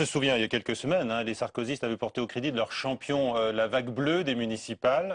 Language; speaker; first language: French; native; French